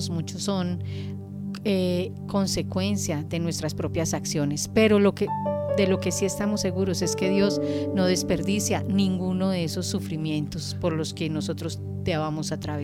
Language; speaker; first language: Spanish; native; Spanish